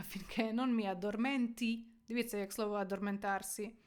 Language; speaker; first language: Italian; non-native, fluent; Ukrainian